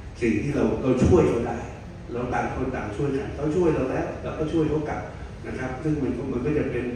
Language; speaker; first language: Thai; native; Thai